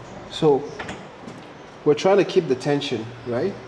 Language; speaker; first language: English; native; English